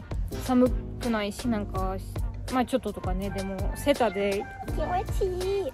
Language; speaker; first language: Japanese; non-native, learner; German